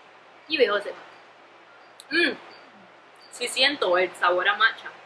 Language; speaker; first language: Spanish; early bilingual, other home language; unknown